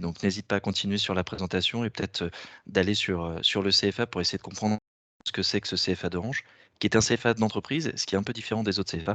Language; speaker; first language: French; native; French